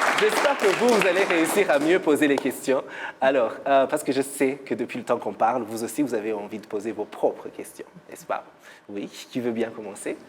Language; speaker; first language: French; non-native, local second language; Kinyarwanda